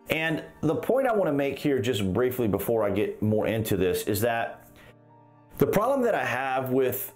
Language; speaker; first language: English; native; English